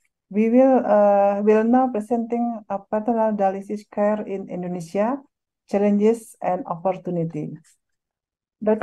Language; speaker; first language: English; non-native, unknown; Indonesian